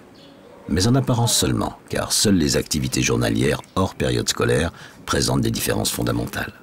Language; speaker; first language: French; native; French